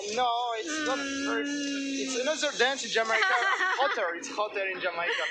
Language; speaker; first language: English; non-native, learner; French